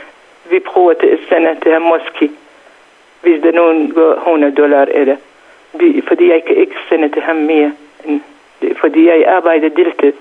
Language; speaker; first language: Danish; non-native, learner; Central Kurdish